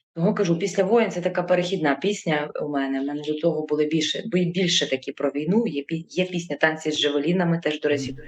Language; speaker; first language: Ukrainian; native; Ukrainian